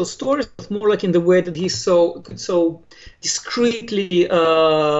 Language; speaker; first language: English; non-native, fluent; Hebrew